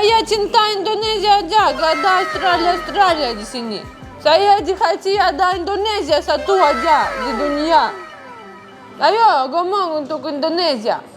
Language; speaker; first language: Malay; non-native, learner; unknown